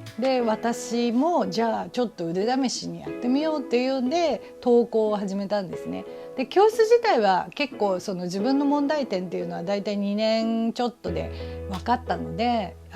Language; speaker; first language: Japanese; native; Japanese